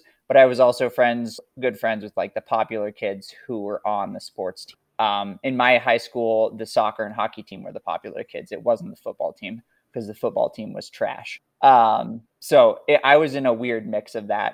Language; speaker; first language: English; native; English